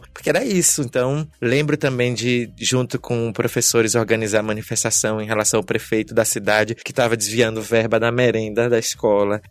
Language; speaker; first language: Portuguese; native; Portuguese